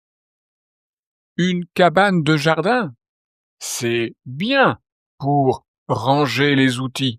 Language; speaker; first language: French; native; French